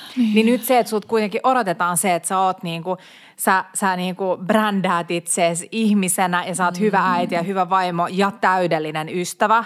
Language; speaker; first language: Finnish; native; Finnish